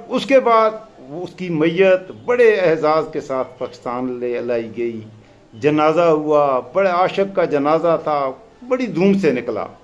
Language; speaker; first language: Urdu; non-native, local second language; Pashto